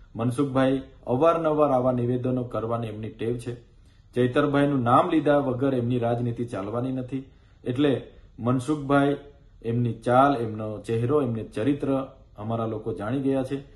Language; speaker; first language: Gujarati; non-native, local second language; Vasavi